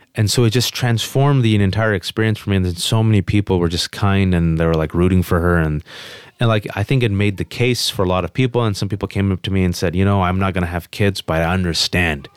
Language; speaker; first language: English; early bilingual, other home language; Urdu